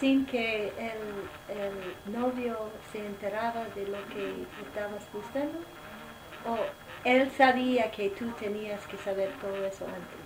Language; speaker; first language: Spanish; non-native, fluent; English